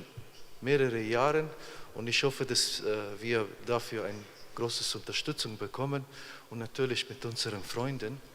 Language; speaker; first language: German; non-native, fluent; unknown